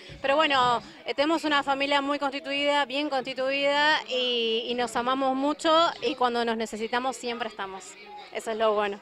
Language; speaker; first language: Spanish; native; Spanish